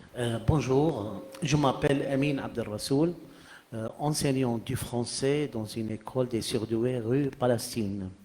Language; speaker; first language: French; non-native, fluent; Arabic